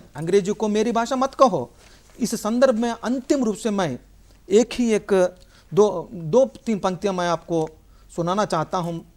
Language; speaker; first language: Hindi; non-native, local second language; Telugu